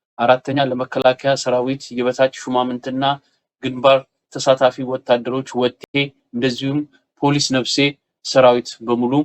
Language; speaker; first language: Amharic; native; Amharic